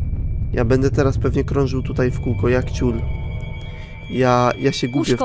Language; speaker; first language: Polish; native; Polish